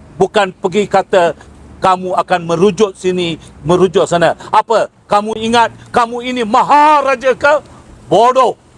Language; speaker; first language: Malay; non-native, local second language; Tamil